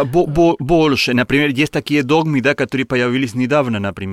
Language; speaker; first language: Russian; non-native, learner; Spanish